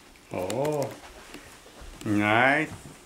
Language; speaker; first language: English; non-native, learner; Spanish